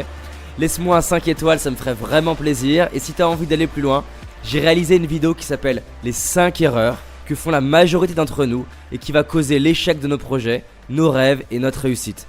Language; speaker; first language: French; native; French